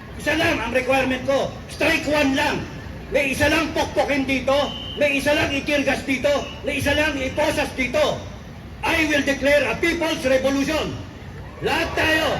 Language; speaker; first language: Filipino; non-native, local second language; Cebuano